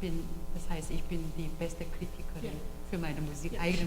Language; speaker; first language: German; non-native, fluent; Korean